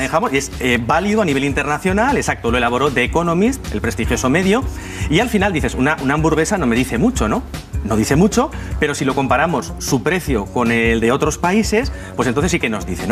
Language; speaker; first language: Spanish; native; Spanish